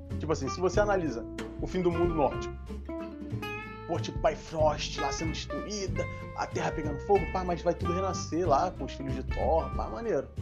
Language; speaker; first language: Portuguese; native; Portuguese